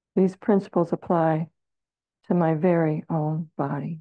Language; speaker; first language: English; native; English